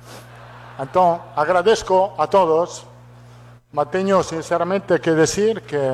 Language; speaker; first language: Portuguese; non-native, fluent; Italian